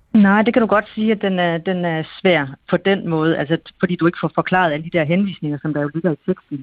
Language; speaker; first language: Danish; native; Danish